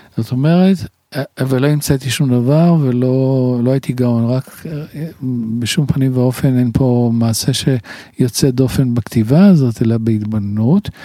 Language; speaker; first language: Hebrew; native; Hebrew